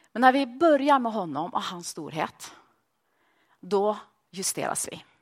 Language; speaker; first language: Swedish; native; Swedish